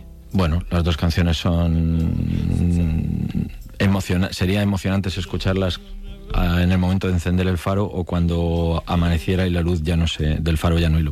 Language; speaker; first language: Spanish; native; Spanish